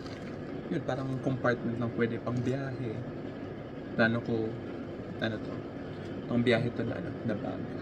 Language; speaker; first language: Filipino; native; Filipino